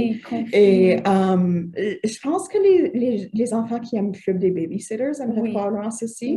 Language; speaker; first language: French; native; French